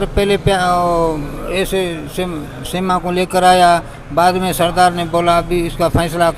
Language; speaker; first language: Hindi; non-native, local second language; Baluchi